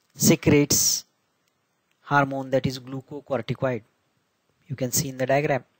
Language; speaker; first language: English; non-native, local second language; Marathi